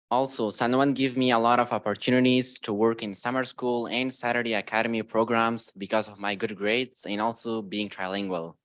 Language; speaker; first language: English; non-native, fluent; Persian